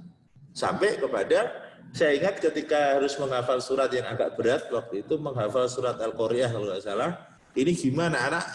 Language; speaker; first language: Indonesian; non-native, local second language; Javanese